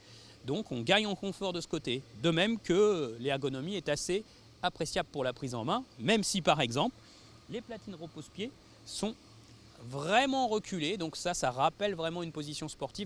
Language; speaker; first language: French; native; French